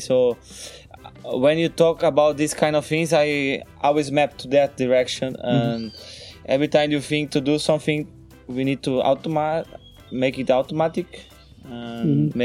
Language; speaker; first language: English; non-native, fluent; Portuguese